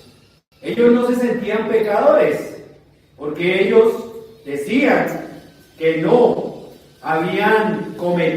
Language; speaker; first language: Spanish; native; Spanish